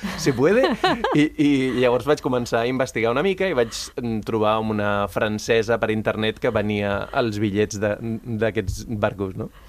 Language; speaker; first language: Catalan; early bilingual, other home language; Spanish